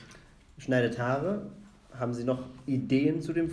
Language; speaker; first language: German; non-native, fluent; Arabic